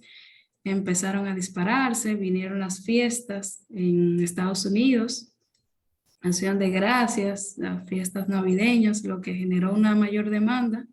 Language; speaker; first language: Spanish; native; Spanish